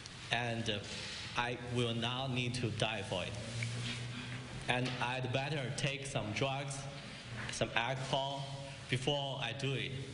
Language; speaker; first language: English; non-native, fluent; Chinese